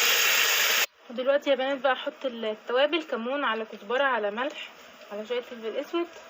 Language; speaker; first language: Arabic; native; Arabic